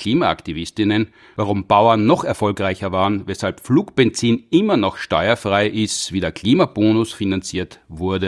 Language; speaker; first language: German; native; German